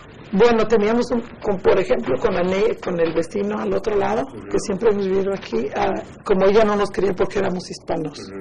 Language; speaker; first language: Spanish; native; Spanish